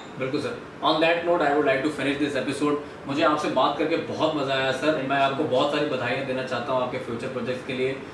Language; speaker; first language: Hindi; native; Hindi